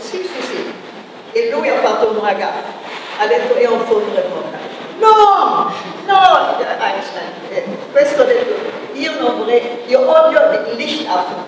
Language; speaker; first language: Italian; non-native, fluent; German